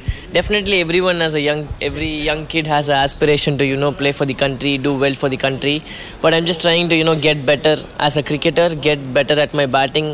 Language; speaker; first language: English; non-native, local second language; Tamil